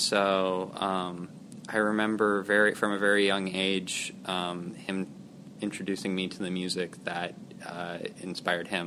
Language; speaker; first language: English; native; English